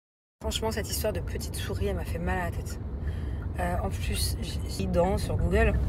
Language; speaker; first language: French; native; French